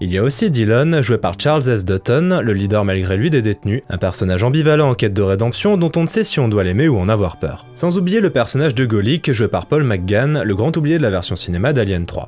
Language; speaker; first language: French; native; French